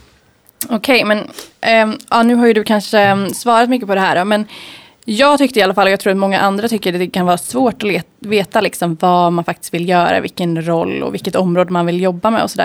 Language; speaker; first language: Swedish; native; Swedish